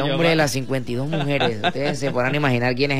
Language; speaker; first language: Spanish; native; Spanish